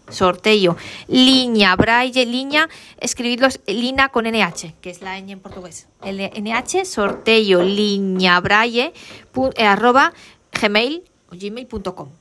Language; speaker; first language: Spanish; native; Spanish